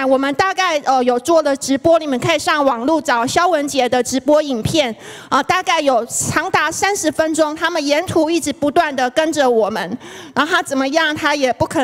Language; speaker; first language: Chinese; native; Chinese